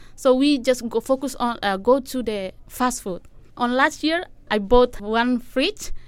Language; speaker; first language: English; non-native, learner; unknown